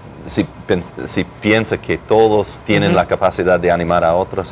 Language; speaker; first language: Spanish; non-native, fluent; English